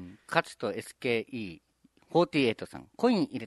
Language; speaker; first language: Japanese; native; Japanese